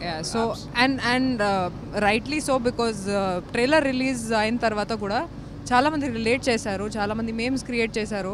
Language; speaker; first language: Telugu; non-native, fluent; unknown